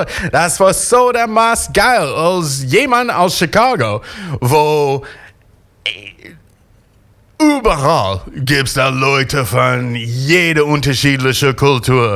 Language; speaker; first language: German; non-native, fluent; English